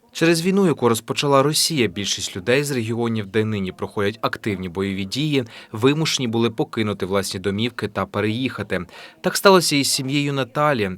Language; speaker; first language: Ukrainian; native; Ukrainian